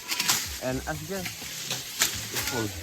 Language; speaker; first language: English; non-native, local second language; Fijian